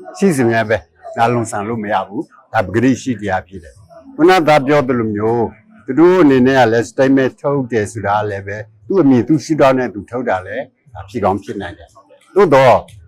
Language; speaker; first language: Burmese; non-native, local second language; S'gaw Karen